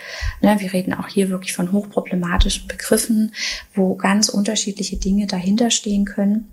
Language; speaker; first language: German; native; German